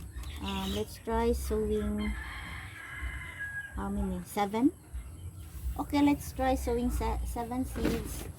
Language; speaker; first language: English; non-native, local second language; Filipino